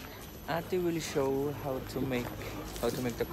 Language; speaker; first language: English; non-native, local second language; Filipino